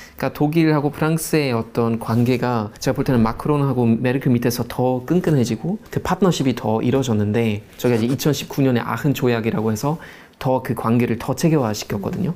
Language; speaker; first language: Korean; non-native, fluent; German